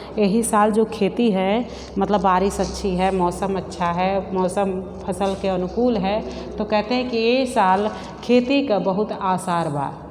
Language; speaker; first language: Hindi; native; Hindi